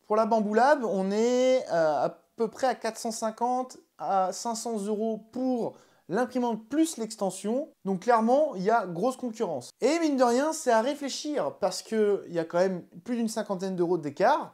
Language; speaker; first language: French; native; French